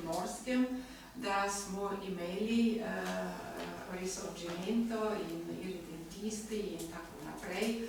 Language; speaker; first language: Slovenian; non-native, learner; German